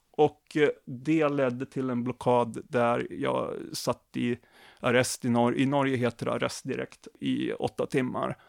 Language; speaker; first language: Swedish; native; Swedish